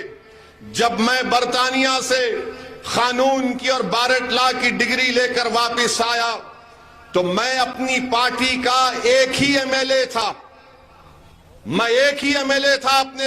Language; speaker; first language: Urdu; native; Urdu